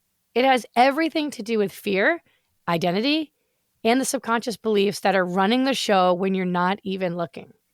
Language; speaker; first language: English; native; English